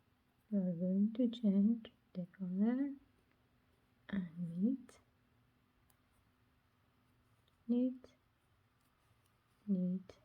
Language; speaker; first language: English; non-native, learner; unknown